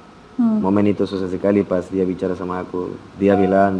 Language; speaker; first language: Indonesian; non-native, fluent; Spanish